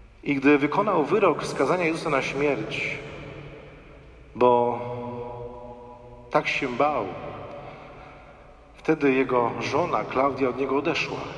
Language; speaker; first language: Polish; native; Polish